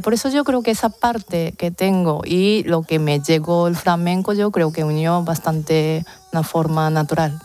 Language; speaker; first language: Spanish; non-native, fluent; Japanese